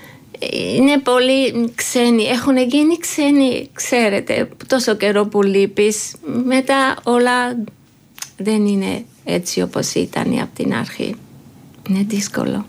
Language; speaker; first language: Greek; non-native, learner; Georgian